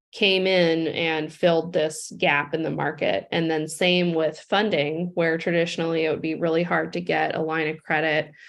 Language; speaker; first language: English; native; English